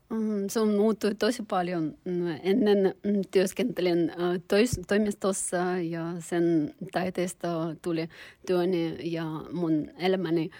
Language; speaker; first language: Finnish; non-native, learner; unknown